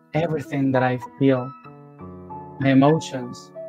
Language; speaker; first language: English; non-native, fluent; Spanish